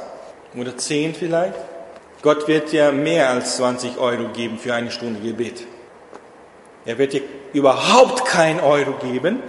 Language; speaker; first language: German; non-native, fluent; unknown